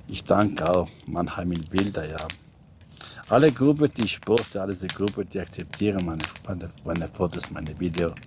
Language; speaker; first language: German; non-native, learner; Albanian